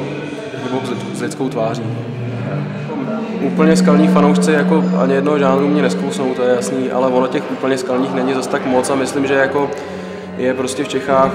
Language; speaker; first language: Czech; native; Czech